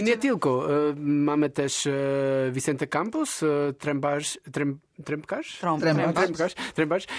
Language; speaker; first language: Polish; non-native, learner; Portuguese